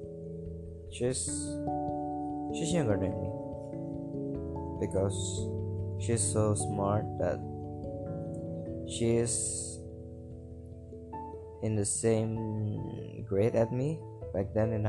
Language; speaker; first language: English; non-native, fluent; Indonesian